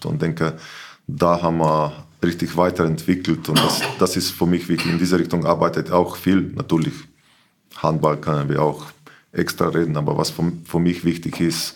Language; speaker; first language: German; non-native, learner; Slovenian